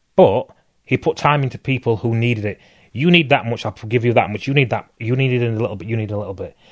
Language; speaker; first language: English; native; English